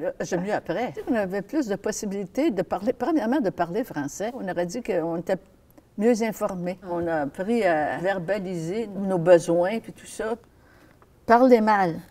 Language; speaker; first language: French; native; French